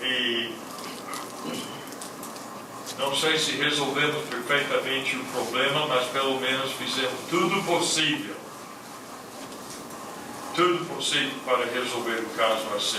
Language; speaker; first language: Portuguese; non-native, fluent; English